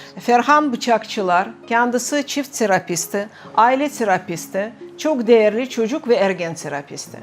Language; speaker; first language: Turkish; non-native, fluent; Russian